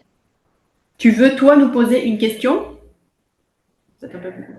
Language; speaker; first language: French; native; French